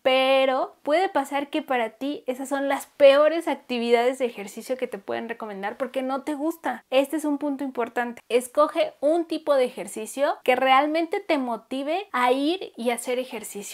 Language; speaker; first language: Spanish; native; Spanish